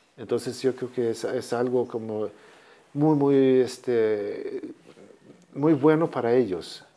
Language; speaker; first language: Spanish; non-native, fluent; Swedish